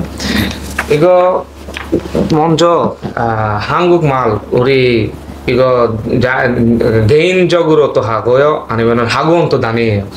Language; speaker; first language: Korean; non-native, learner; Bangla